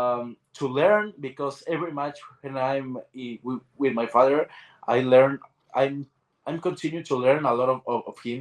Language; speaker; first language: English; non-native, learner; Spanish